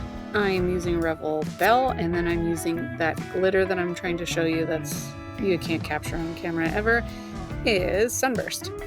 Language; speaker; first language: English; native; English